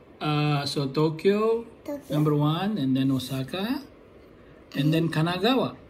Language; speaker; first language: English; non-native, fluent; Indonesian